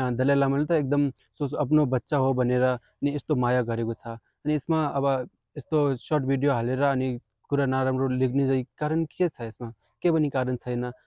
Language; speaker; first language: Nepali; non-native, fluent; Hindi